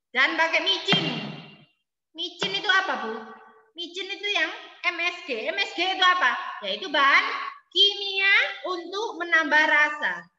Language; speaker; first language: Indonesian; native; Indonesian